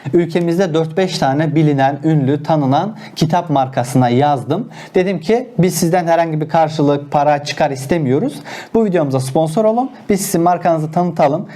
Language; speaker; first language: Turkish; non-native, local second language; Azerbaijani